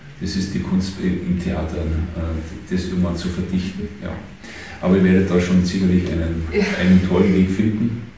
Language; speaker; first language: German; native; German